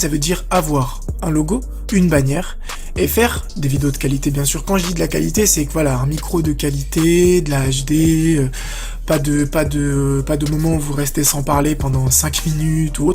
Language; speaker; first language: French; native; French